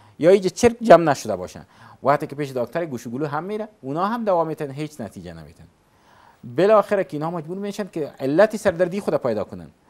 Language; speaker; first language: Persian; native; Persian